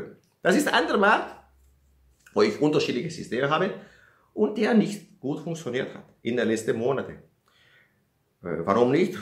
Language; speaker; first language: German; non-native, fluent; Italian